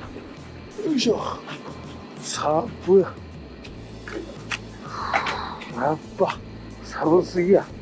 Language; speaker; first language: Japanese; native; Japanese